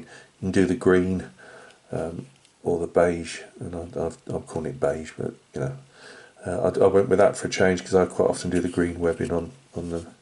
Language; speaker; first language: English; native; English